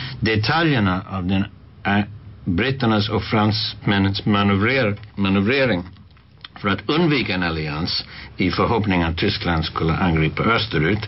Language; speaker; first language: Swedish; non-native, fluent; English